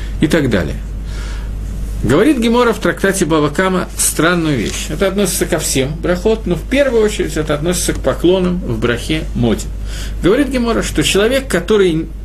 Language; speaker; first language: Russian; native; Russian